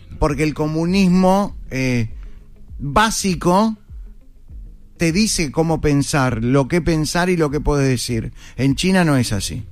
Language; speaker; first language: Spanish; native; Spanish